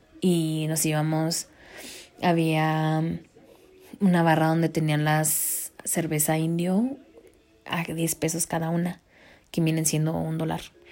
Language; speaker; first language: Spanish; early bilingual, heritage; Spanish